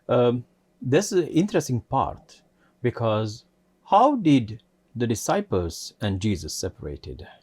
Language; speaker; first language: English; non-native, fluent; Hungarian